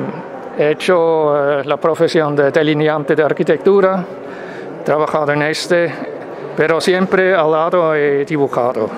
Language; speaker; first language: Spanish; non-native, fluent; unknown